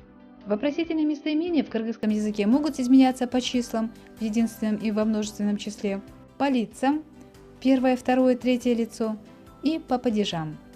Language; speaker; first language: Russian; non-native, local second language; Kyrgyz